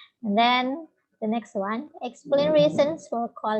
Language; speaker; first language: English; non-native, fluent; Indonesian